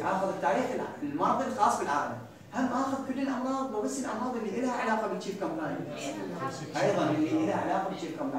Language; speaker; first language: Arabic; native; Arabic